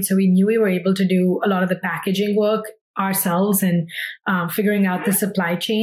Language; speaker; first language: English; non-native, local second language; Hindi